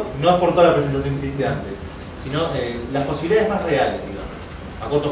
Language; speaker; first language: Spanish; native; Spanish